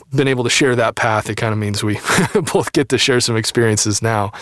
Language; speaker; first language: English; native; English